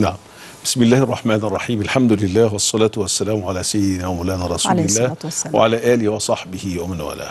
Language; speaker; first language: Arabic; native; Arabic